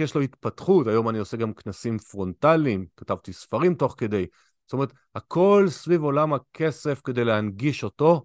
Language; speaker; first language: Hebrew; native; Hebrew